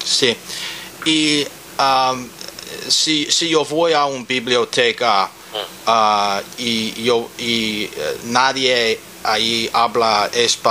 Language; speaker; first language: Spanish; non-native, learner; English